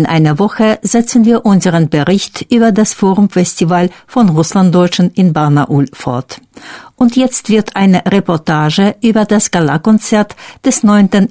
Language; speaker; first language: German; non-native, fluent; Russian